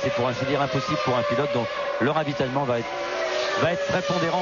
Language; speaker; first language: French; native; French